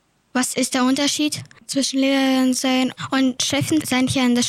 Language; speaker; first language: German; early bilingual, other home language; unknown